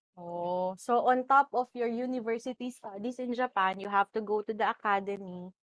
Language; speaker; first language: English; non-native, local second language; Filipino